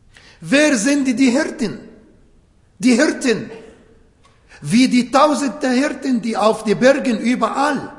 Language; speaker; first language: German; non-native, fluent; Arabic